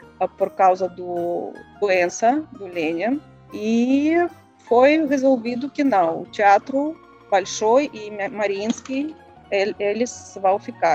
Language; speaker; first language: Portuguese; non-native, learner; Russian